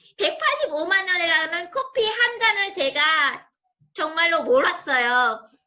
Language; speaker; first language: Korean; non-native, fluent; Vietnamese